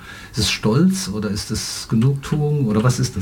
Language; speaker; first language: German; native; German